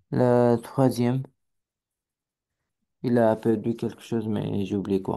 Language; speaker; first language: French; non-native, learner; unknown